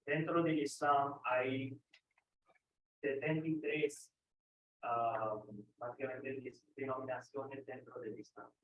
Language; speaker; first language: Spanish; non-native, fluent; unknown